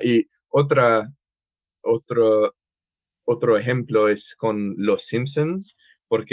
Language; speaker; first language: Spanish; non-native, fluent; English